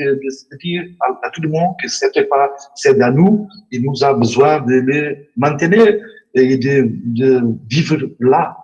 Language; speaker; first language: French; non-native, learner; Portuguese